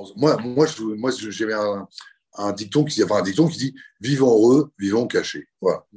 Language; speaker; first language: French; native; French